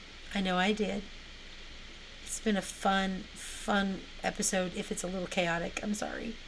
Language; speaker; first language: English; native; English